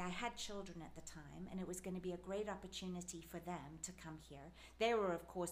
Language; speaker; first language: English; native; English